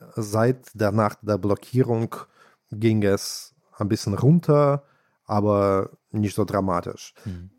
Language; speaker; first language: German; non-native, fluent; Russian